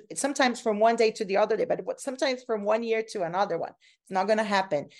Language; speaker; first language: English; non-native, fluent; Portuguese